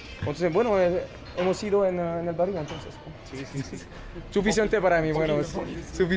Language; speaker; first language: Spanish; non-native, learner; French